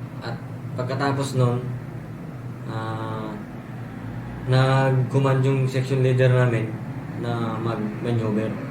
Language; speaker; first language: Filipino; native; Filipino